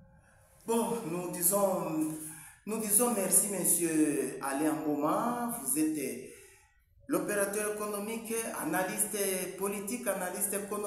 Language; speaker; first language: French; non-native, local second language; Swahili